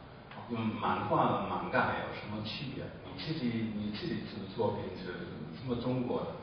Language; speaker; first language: Chinese; non-native, learner; German